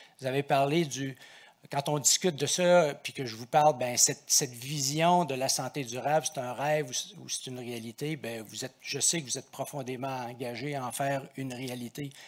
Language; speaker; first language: French; native; French